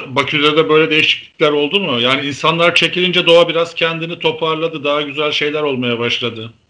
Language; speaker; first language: Turkish; native; Turkish